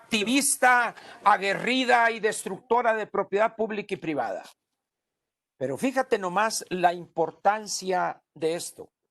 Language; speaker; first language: Spanish; native; Spanish